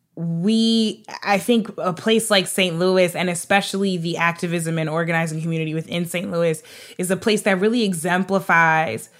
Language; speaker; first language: English; native; English